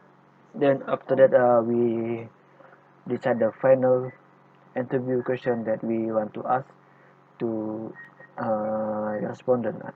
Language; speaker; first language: English; non-native, local second language; Malay